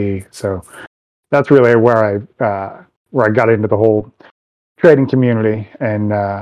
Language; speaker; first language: English; native; English